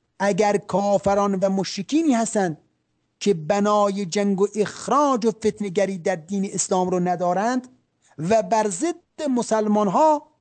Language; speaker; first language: Persian; native; Persian